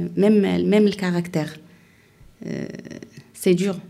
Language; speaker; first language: French; non-native, learner; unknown